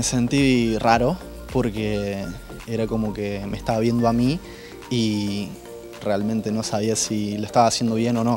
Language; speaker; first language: Spanish; native; Spanish